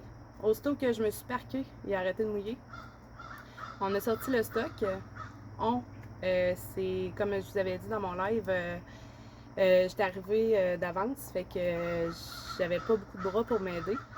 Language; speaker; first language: French; native; French